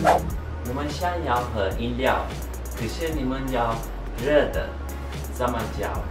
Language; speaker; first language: Chinese; non-native, learner; Turkish